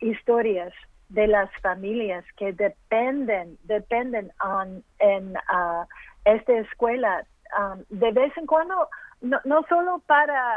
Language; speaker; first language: Spanish; early bilingual, heritage; English